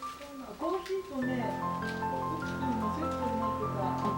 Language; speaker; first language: Japanese; native; Japanese